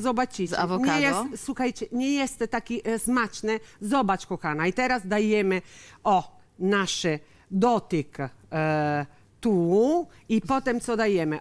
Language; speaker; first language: Polish; non-native, learner; Italian